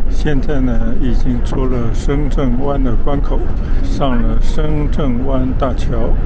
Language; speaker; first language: Chinese; native; Chinese